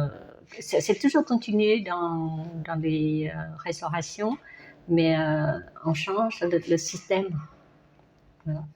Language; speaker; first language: French; non-native, learner; Vietnamese